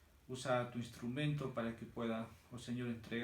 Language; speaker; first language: Spanish; native; Spanish